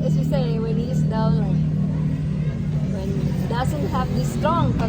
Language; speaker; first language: English; non-native, fluent; Indonesian